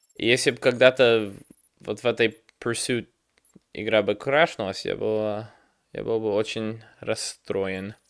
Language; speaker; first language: Russian; early bilingual, heritage; Russian